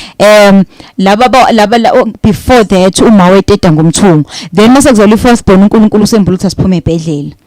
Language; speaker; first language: Zulu; native; Zulu